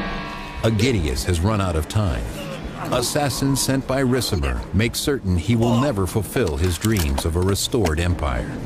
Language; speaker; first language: English; native; English